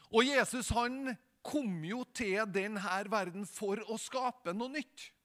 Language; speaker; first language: Norwegian; native; Norwegian